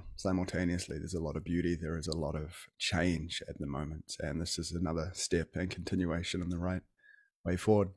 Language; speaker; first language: English; native; English